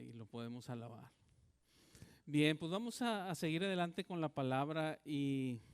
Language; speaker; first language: Spanish; native; Spanish